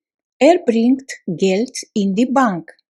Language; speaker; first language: German; non-native, fluent; Russian